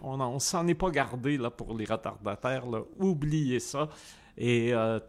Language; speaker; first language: French; native; French